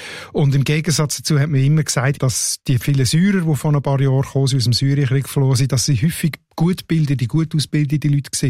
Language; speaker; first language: German; native; German